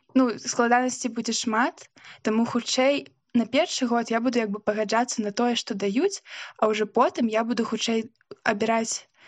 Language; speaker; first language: Belarusian; non-native, local second language; Russian